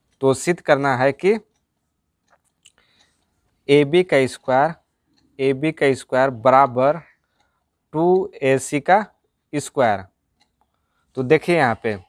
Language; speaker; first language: Hindi; native; Hindi